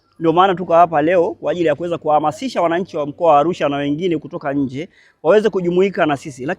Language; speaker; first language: Swahili; non-native, local second language; Masai